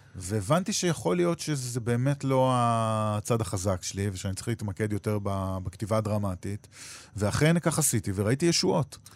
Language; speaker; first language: Hebrew; native; Hebrew